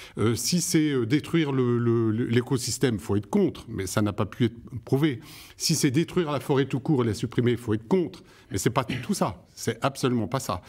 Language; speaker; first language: French; native; French